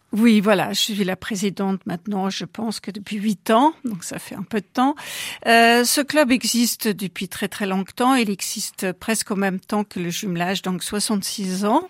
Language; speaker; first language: French; non-native, fluent; German